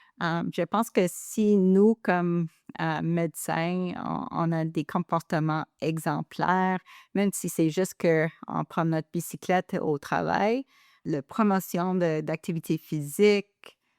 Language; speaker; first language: French; non-native, local second language; English